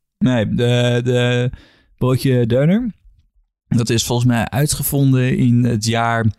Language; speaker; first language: Dutch; native; Dutch